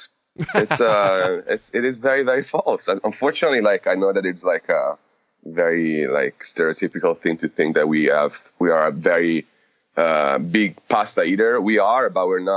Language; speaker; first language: English; non-native, fluent; Italian